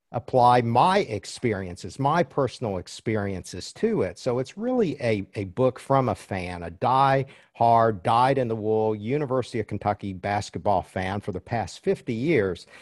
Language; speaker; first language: English; early bilingual, other home language; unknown